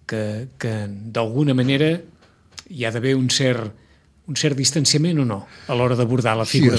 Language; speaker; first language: Catalan; native; Catalan